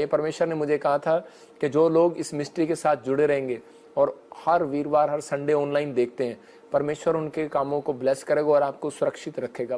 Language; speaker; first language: Hindi; non-native, local second language; Punjabi